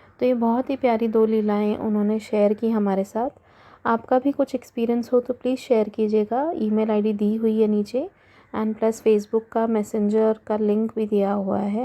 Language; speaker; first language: Hindi; native; Hindi